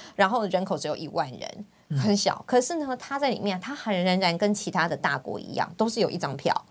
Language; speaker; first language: Chinese; native; Chinese